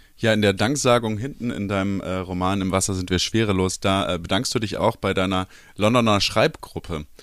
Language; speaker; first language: German; native; German